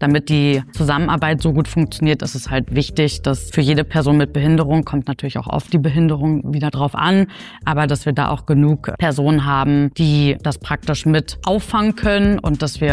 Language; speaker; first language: German; native; German